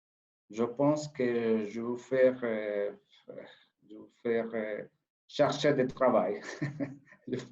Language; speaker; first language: French; non-native, fluent; Spanish